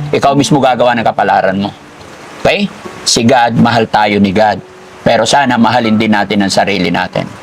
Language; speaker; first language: Filipino; native; Filipino